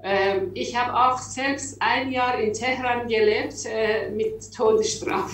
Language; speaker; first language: German; non-native, learner; Persian